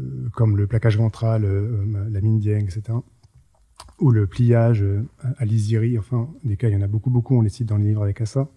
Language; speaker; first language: French; native; French